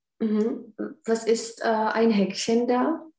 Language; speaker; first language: German; non-native, fluent; Czech